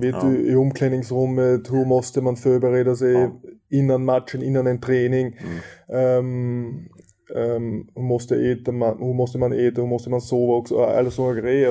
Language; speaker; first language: Swedish; non-native, fluent; German